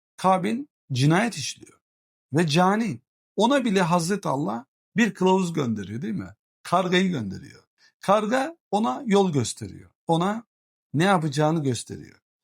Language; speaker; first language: Turkish; early bilingual, heritage; Turkish